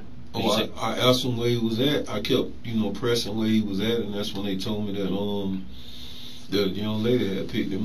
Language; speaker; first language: English; native; English